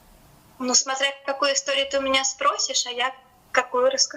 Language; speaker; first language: Russian; native; Russian